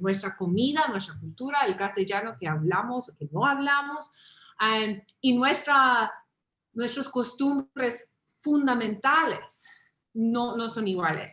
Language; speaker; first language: Spanish; early bilingual, heritage; English